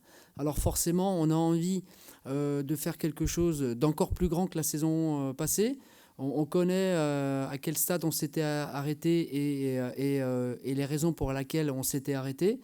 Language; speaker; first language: French; native; French